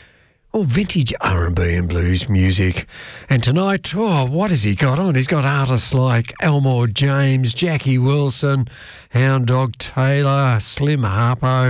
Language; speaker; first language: English; native; English